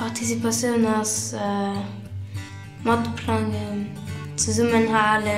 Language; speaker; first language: German; non-native, local second language; Luxembourgish